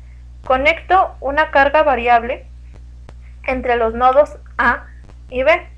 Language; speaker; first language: Spanish; native; Spanish